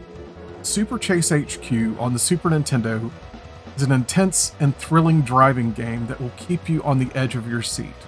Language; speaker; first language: English; native; English